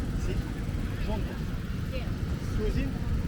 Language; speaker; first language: Portuguese; non-native, learner; Russian